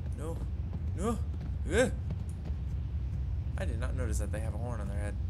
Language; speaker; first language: English; native; English